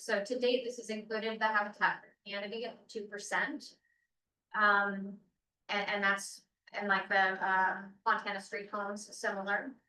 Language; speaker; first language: English; native; English